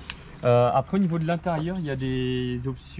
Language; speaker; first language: French; native; French